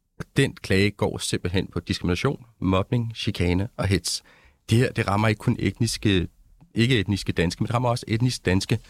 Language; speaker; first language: Danish; early bilingual, other home language; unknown